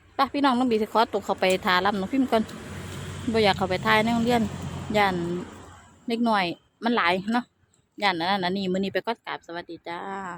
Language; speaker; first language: Thai; native; Thai